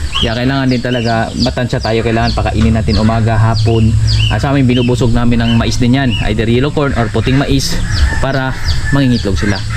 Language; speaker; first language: Filipino; native; Filipino